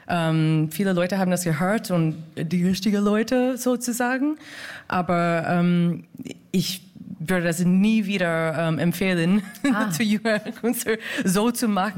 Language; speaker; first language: German; non-native, fluent; English